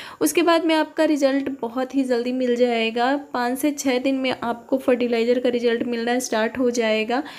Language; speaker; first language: Hindi; native; Hindi